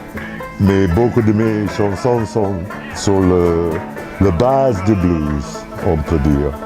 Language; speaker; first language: French; non-native, fluent; English